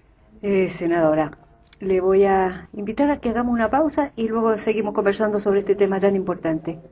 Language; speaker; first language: Spanish; native; Spanish